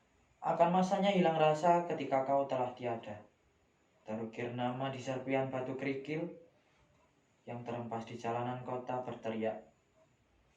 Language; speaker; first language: Indonesian; native; Indonesian